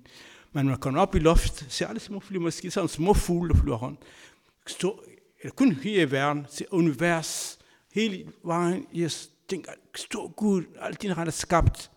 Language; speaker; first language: Danish; non-native, fluent; Kabuverdianu